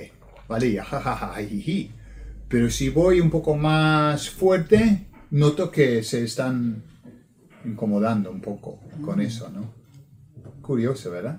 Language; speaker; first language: Spanish; non-native, fluent; English